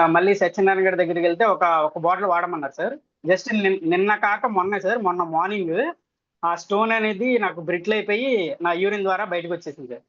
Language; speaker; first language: Telugu; native; Telugu